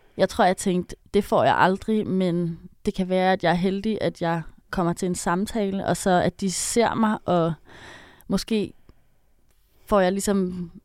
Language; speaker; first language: Danish; native; Danish